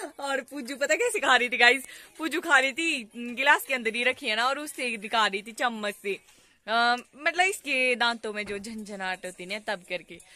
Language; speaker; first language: Hindi; non-native, local second language; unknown